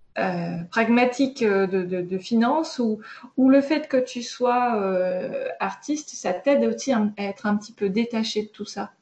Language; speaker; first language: French; native; French